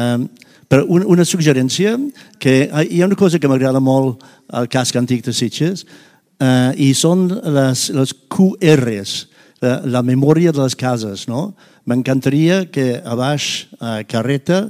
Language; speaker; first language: Catalan; non-native, fluent; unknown